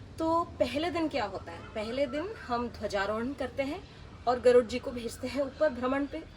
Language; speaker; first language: Hindi; non-native, local second language; Konkani